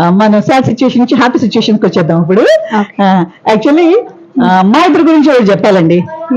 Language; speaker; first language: Telugu; native; Telugu